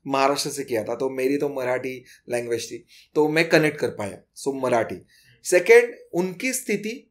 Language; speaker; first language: Hindi; non-native, local second language; Marathi